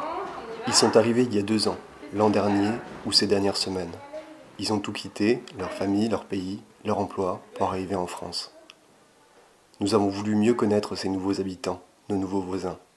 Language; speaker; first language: French; native; French